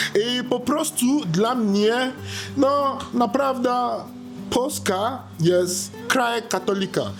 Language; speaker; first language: Polish; non-native, learner; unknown